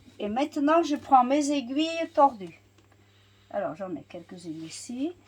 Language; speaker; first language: French; non-native, fluent; Portuguese